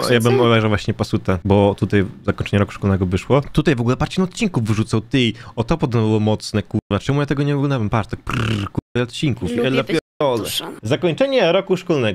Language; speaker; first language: Polish; native; Polish